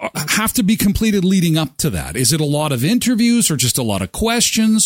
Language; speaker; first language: English; native; English